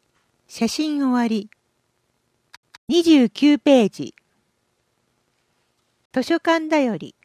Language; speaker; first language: Japanese; native; Japanese